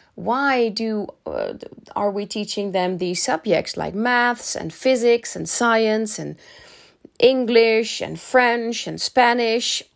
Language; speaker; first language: English; non-native, fluent; Dutch